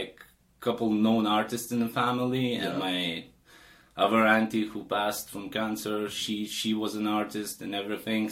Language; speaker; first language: English; non-native, fluent; Lithuanian